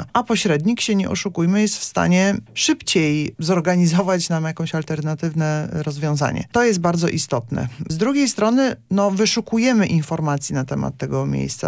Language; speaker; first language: Polish; native; Polish